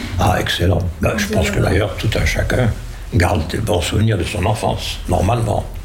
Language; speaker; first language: French; native; French